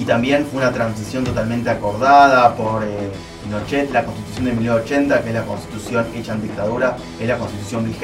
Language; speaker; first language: Spanish; native; Spanish